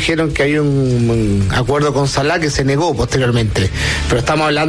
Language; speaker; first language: Spanish; native; Spanish